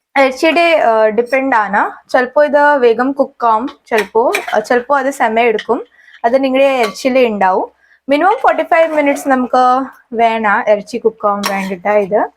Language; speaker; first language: Malayalam; non-native, local second language; Hindi